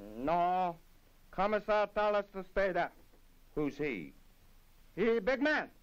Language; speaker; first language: English; native; English